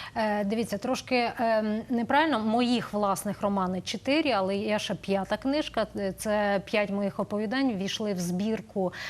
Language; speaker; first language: Ukrainian; native; Ukrainian